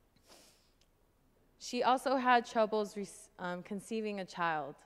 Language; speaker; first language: English; native; English